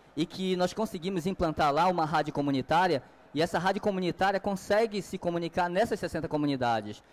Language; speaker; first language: Portuguese; native; Portuguese